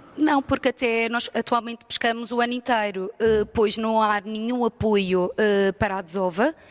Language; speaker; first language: Portuguese; native; Portuguese